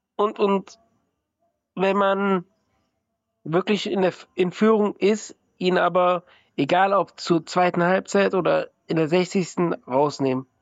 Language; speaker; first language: German; native; German